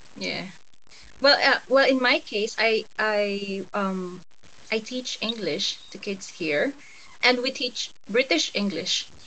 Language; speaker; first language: English; non-native, local second language; Cebuano